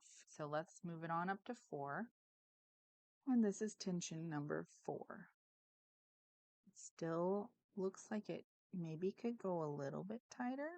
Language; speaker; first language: English; native; English